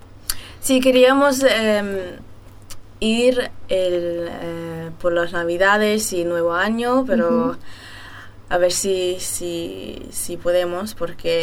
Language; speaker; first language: Spanish; early bilingual, heritage; German